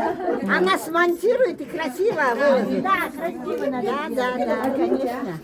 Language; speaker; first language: Russian; non-native, local second language; Uzbek